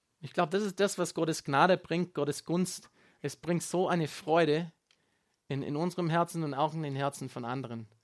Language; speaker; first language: German; non-native, fluent; Afrikaans